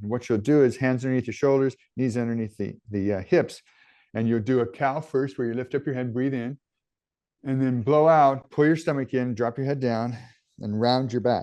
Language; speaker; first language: English; native; English